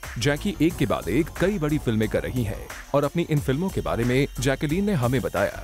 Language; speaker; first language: Hindi; native; Hindi